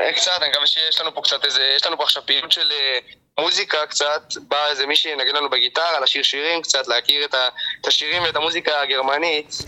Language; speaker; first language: Hebrew; native; Hebrew